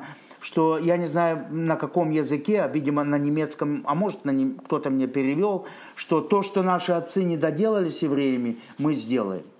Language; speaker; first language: Russian; native; Russian